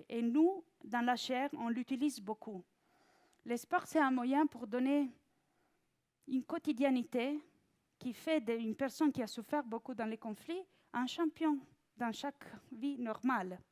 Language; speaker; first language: French; non-native, fluent; Italian